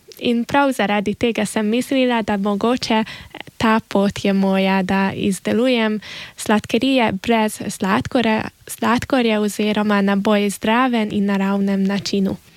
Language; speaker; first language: Slovenian; early bilingual, heritage; Slovenian